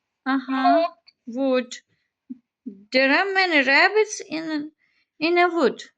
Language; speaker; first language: English; non-native, learner; Azerbaijani